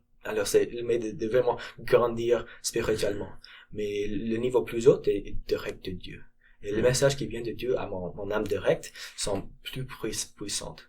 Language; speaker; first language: French; non-native, learner; English